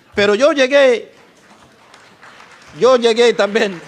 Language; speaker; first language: Spanish; non-native, learner; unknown